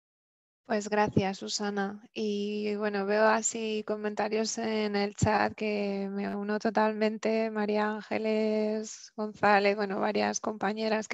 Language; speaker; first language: Spanish; native; Spanish